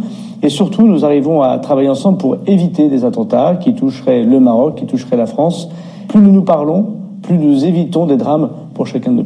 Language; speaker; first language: French; native; French